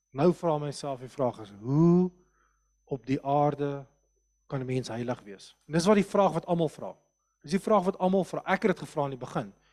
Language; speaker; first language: Afrikaans; native; Afrikaans